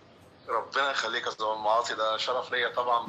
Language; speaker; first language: Arabic; native; Arabic